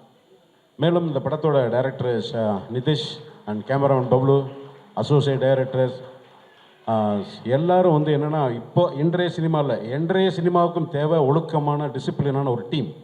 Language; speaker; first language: Tamil; native; Tamil